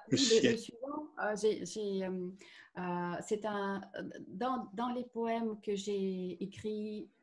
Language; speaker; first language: French; non-native, fluent; Russian